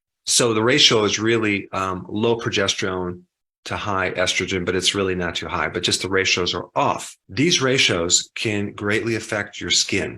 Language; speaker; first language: English; native; English